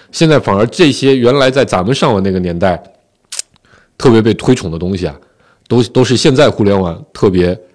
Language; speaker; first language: Chinese; non-native, local second language; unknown